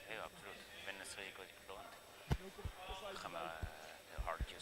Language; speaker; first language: German; non-native, fluent; French